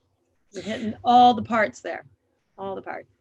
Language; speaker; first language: English; native; English